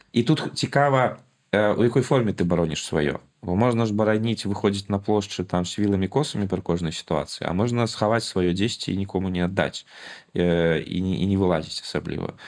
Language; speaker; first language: Belarusian; non-native, local second language; Russian